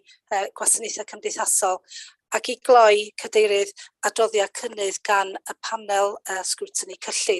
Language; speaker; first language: Welsh; native; Welsh